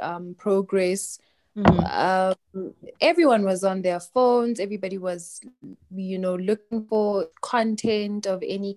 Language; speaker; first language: English; non-native, local second language; Tsonga